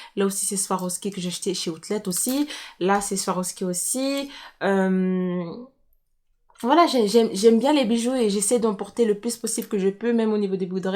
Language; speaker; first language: French; native; French